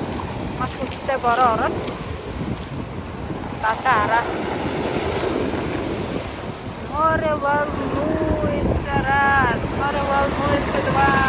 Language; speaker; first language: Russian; non-native, fluent; Mongolian